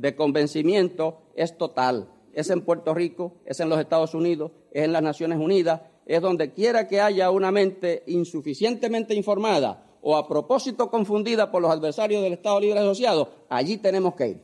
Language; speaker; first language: Spanish; native; Spanish